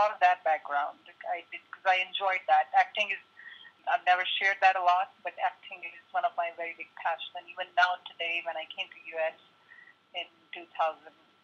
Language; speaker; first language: English; non-native, local second language; Hindi